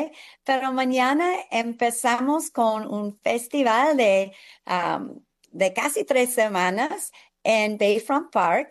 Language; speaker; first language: Spanish; non-native, fluent; English